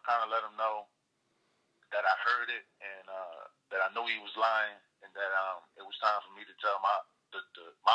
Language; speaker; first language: English; native; English